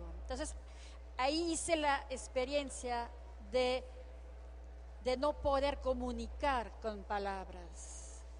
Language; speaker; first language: Spanish; non-native, fluent; French